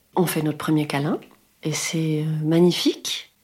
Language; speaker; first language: French; native; French